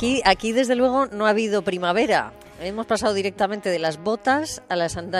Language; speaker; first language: Spanish; native; Spanish